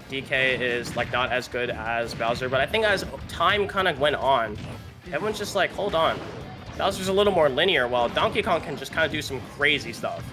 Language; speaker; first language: English; native; English